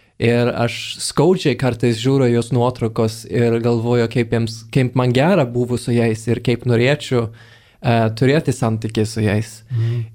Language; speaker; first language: Lithuanian; non-native, fluent; Swedish